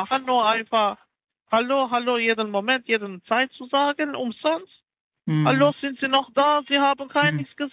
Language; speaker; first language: German; non-native, learner; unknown